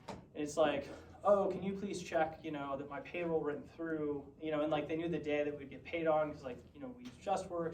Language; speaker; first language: English; native; English